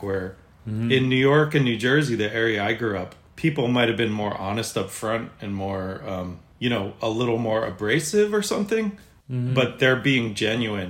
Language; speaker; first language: English; native; English